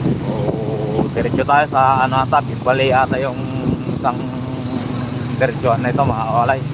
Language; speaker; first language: Filipino; non-native, local second language; Pangasinan